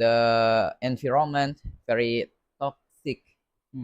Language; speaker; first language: English; non-native, learner; Indonesian